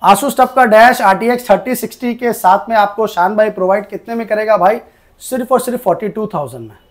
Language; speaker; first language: Hindi; non-native, local second language; Bangla